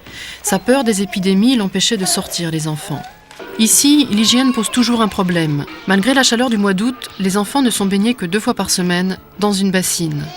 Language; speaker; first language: French; native; French